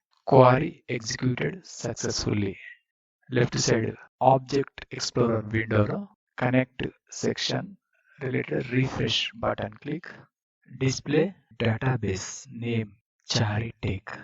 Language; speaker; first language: English; non-native, learner; Telugu